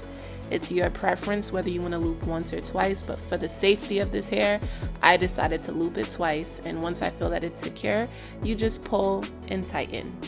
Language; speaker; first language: English; native; English